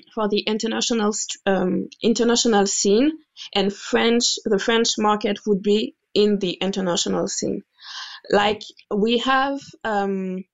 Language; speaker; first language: English; non-native, fluent; French